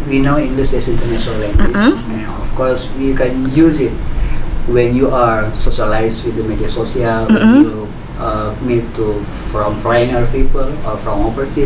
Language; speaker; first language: English; non-native, learner; Indonesian